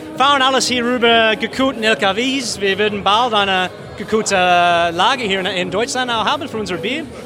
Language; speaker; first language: German; non-native, fluent; English